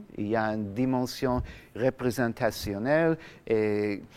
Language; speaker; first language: French; non-native, fluent; English